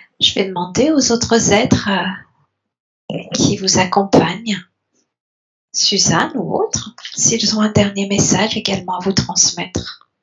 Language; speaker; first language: French; native; French